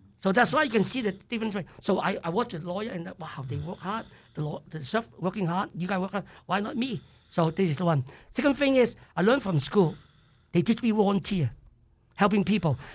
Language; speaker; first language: English; non-native, local second language; Cantonese